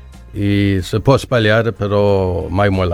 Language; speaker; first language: Italian; non-native, learner; Swedish